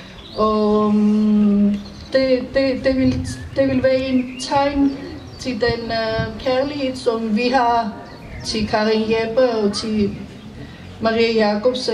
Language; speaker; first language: Danish; non-native, fluent; Armenian